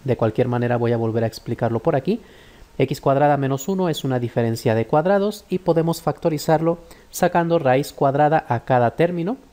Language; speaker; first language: Spanish; native; Spanish